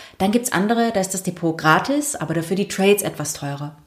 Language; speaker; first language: German; native; German